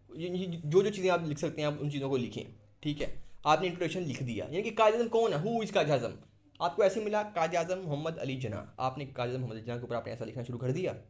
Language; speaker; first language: Urdu; non-native, local second language; Punjabi